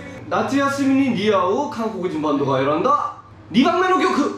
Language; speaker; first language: Japanese; non-native, fluent; Korean